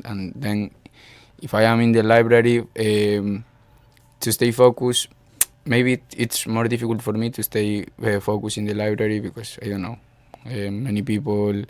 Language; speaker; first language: English; non-native, fluent; Spanish